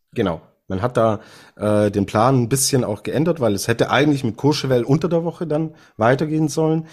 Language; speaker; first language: German; native; German